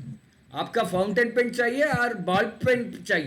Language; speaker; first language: Hindi; non-native, local second language; Tamil